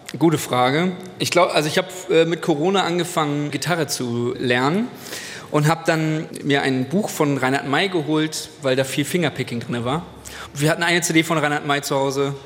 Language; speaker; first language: German; native; German